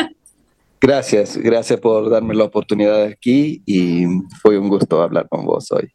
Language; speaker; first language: Spanish; non-native, fluent; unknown